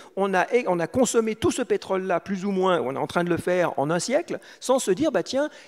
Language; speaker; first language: French; native; French